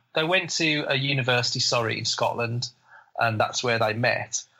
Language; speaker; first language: English; native; English